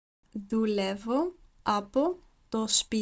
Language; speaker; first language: Greek; non-native, learner; Dutch